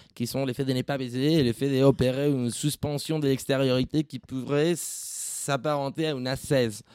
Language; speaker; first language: French; non-native, fluent; Spanish